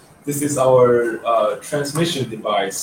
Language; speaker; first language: English; non-native, learner; Chinese